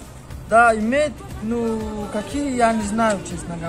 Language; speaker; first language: Russian; non-native, local second language; Tajik